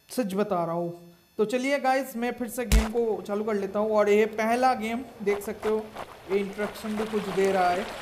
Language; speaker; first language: Hindi; native; Hindi